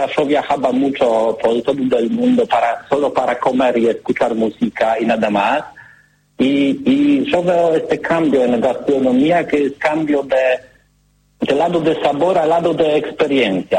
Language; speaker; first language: Spanish; non-native, learner; Polish